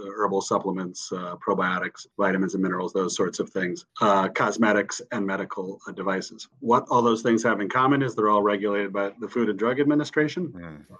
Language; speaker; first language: English; native; English